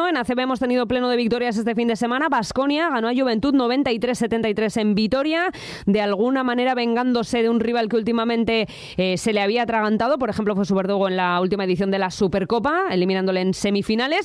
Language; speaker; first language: Spanish; native; Spanish